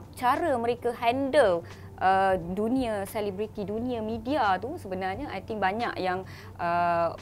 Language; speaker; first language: Malay; non-native, local second language; Tamil